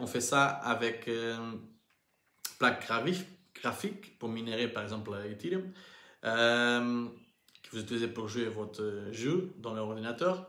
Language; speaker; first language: French; non-native, learner; Portuguese